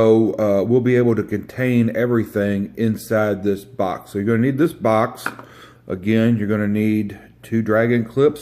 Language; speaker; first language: English; native; English